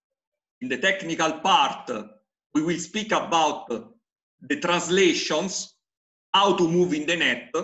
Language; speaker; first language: English; non-native, fluent; Italian